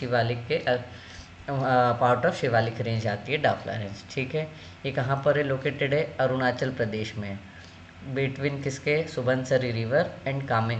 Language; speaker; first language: Hindi; native; Hindi